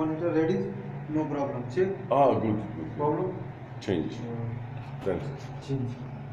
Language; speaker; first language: English; non-native, learner; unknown